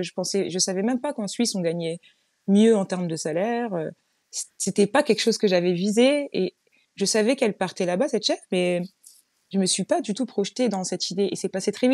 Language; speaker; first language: French; native; French